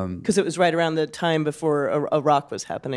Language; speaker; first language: English; native; English